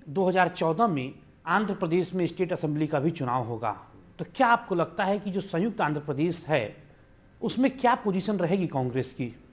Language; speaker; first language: Hindi; native; Hindi